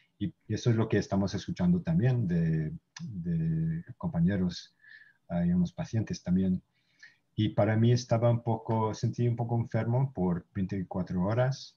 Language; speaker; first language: Spanish; non-native, fluent; English